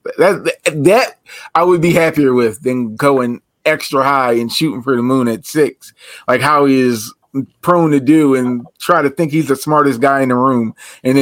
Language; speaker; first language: English; native; English